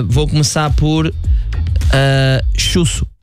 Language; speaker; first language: Portuguese; native; Portuguese